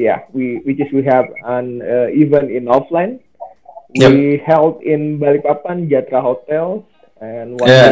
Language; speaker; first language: English; non-native, learner; Indonesian